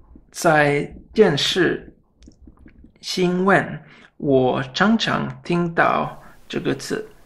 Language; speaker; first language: Chinese; non-native, learner; Swedish